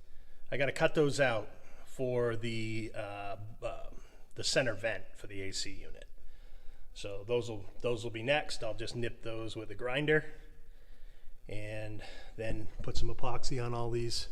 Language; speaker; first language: English; native; English